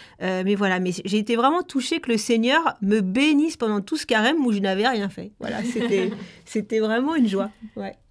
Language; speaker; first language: French; native; French